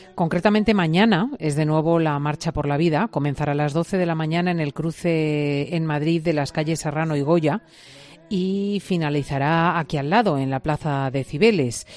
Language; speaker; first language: Spanish; native; Spanish